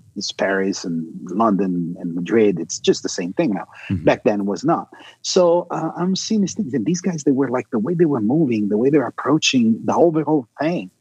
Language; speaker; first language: English; non-native, fluent; Italian